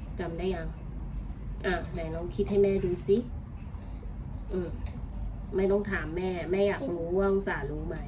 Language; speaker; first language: Thai; native; Thai